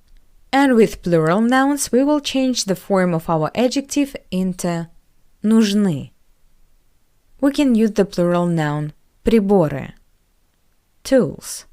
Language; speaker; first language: English; non-native, fluent; Russian